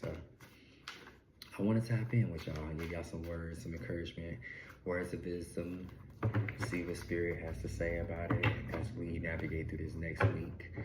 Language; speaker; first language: English; native; English